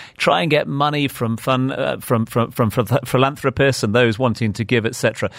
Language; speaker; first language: English; native; English